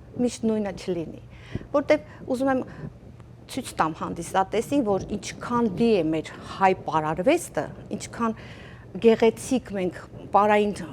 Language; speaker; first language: Armenian; native; Armenian